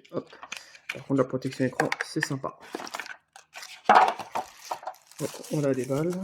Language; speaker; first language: French; native; French